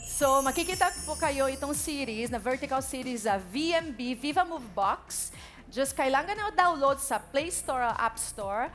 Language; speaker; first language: Filipino; non-native, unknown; Portuguese